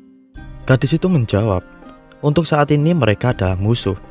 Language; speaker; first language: Indonesian; native; Indonesian